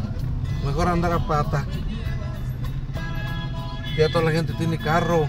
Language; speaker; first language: Spanish; native; Spanish